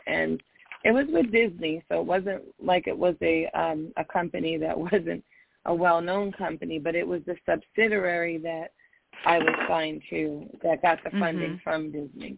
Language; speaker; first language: English; native; English